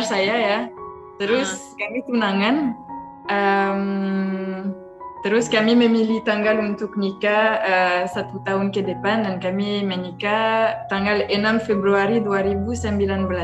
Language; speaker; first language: Indonesian; non-native, fluent; French